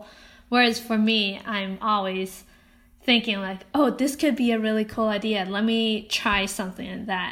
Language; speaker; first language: English; non-native, local second language; Cantonese